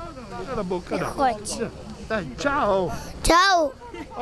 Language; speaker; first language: Italian; native; Italian